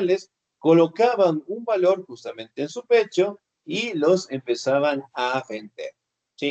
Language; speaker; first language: Spanish; native; Spanish